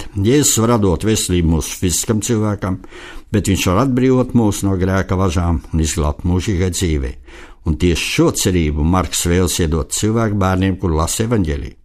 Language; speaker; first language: Latvian; native; Latvian